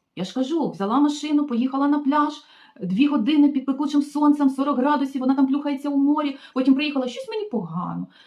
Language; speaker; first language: Ukrainian; native; Ukrainian